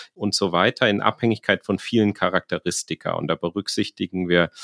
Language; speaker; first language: German; native; German